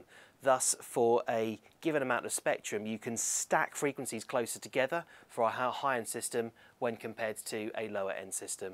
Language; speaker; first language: English; native; English